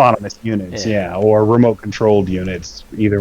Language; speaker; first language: English; native; English